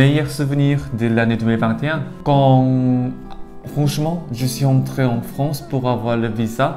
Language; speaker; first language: French; non-native, learner; Korean